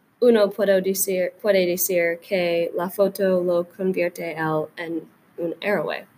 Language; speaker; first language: Spanish; non-native, learner; English